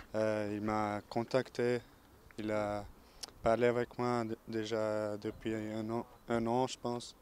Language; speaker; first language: French; non-native, local second language; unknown